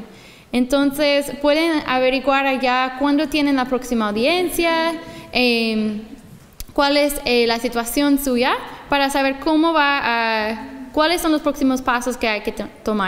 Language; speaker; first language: Spanish; non-native, fluent; English